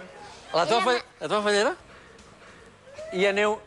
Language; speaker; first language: Catalan; native; Catalan